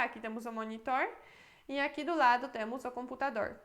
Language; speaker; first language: Portuguese; non-native, fluent; Polish